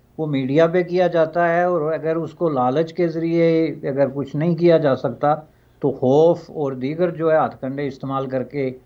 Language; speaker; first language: Urdu; non-native, local second language; Pahari-Potwari